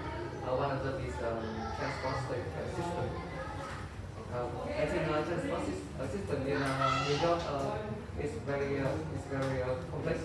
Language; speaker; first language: English; non-native, learner; Vietnamese